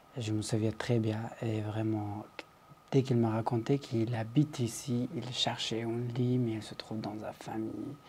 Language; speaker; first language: French; non-native, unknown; Persian